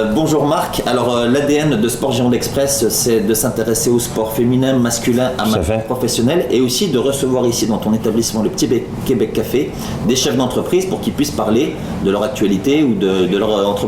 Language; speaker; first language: French; native; French